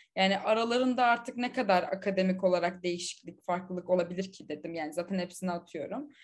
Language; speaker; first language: Turkish; native; Turkish